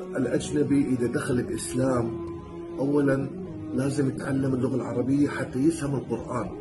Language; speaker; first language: Arabic; non-native, fluent; Chinese